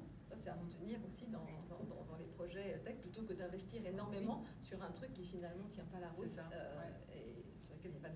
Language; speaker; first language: French; native; French